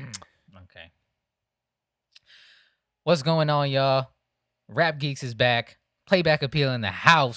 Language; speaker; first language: English; native; English